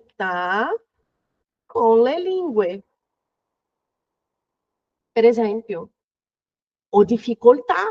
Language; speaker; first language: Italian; non-native, fluent; Portuguese